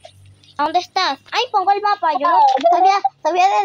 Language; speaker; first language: Spanish; native; Spanish